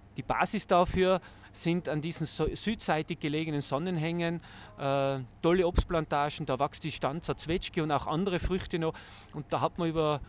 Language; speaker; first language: German; native; German